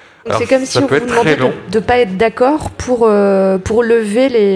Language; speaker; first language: French; native; French